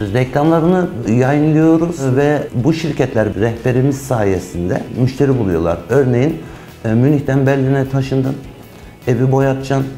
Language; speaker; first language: Turkish; early bilingual, heritage; Turkish